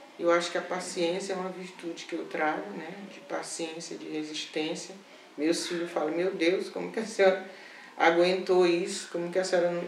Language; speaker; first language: Portuguese; native; Portuguese